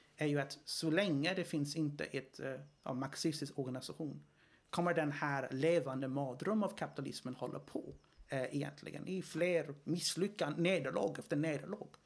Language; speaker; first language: Swedish; non-native, fluent; Greek